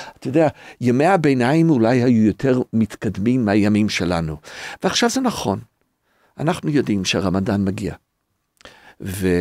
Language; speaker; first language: Hebrew; non-native, fluent; English